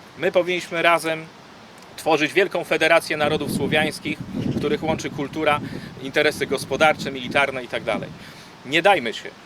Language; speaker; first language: Polish; native; Polish